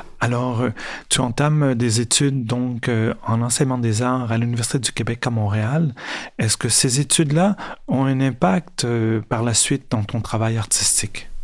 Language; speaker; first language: French; non-native, fluent; Spanish